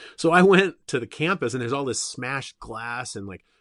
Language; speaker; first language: English; native; English